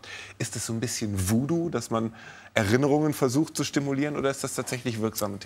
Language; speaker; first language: German; native; German